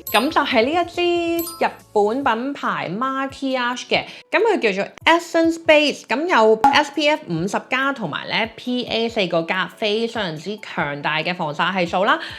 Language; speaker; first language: Cantonese; native; Cantonese